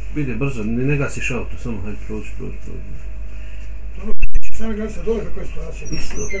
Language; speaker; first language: Bosnian; native; Bosnian